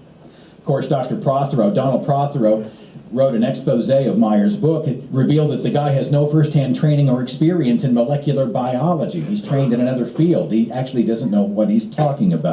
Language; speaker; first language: English; native; English